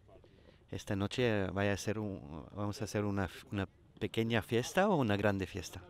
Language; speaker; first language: Spanish; non-native, learner; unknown